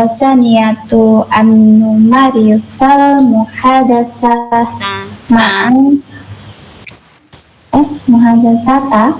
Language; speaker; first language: Arabic; non-native, learner; Indonesian